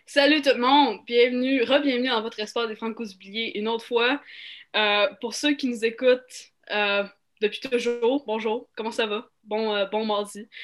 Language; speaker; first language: French; native; French